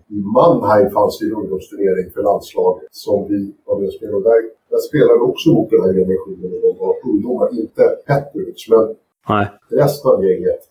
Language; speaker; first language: Swedish; native; Swedish